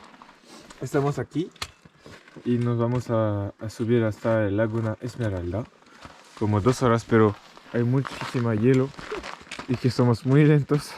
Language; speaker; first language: Spanish; non-native, learner; French